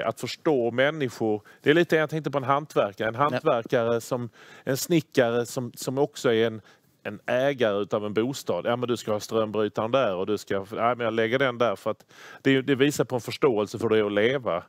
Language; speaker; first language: Swedish; native; Swedish